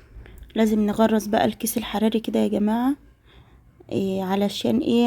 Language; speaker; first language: Arabic; native; Arabic